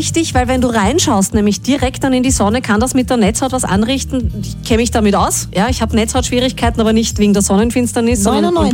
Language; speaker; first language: German; native; German